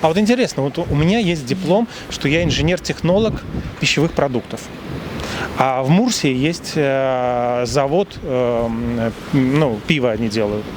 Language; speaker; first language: Russian; native; Russian